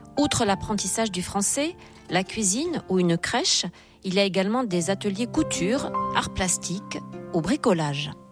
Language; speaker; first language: French; native; French